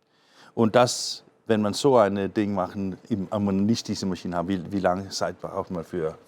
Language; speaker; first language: German; non-native, fluent; Danish